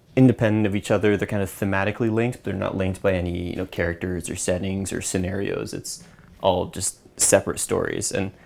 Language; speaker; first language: English; native; English